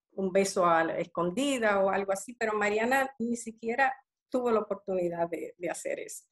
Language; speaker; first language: Spanish; early bilingual, other home language; English